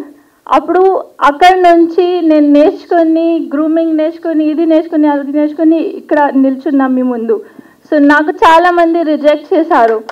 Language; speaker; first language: Telugu; non-native, learner; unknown